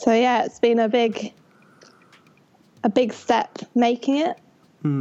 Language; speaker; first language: English; native; English